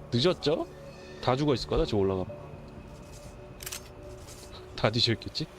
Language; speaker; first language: Korean; native; Korean